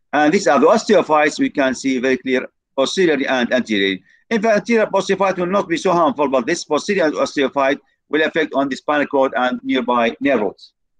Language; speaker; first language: English; non-native, fluent; Arabic